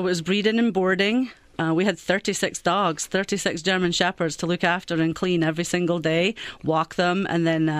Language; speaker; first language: English; native; English